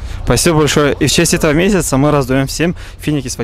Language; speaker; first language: Russian; native; Russian